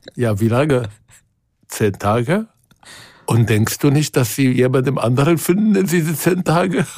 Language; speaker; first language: German; non-native, fluent; Arabic